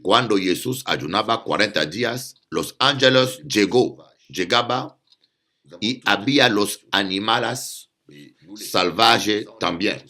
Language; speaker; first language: Spanish; non-native, learner; French